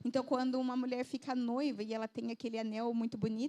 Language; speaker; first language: Portuguese; native; Portuguese